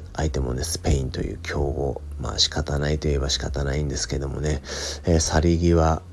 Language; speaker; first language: Japanese; native; Japanese